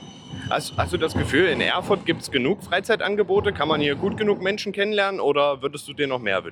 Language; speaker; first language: German; native; German